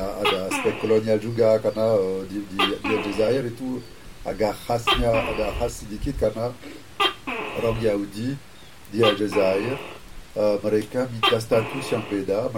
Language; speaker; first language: Indonesian; non-native, fluent; French